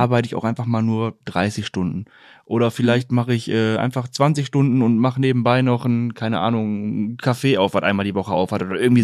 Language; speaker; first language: German; native; German